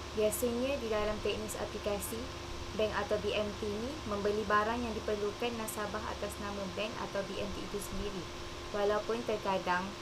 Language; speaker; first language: Malay; native; Malay